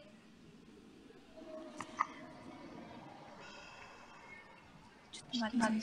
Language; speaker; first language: Japanese; non-native, learner; Filipino